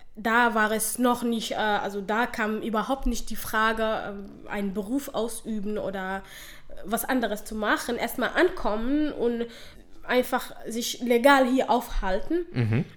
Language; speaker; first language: German; non-native, fluent; Somali